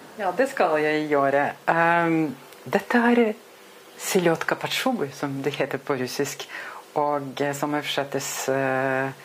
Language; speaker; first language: Norwegian; non-native, fluent; Russian